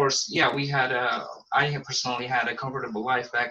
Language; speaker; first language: English; non-native, local second language; Bangla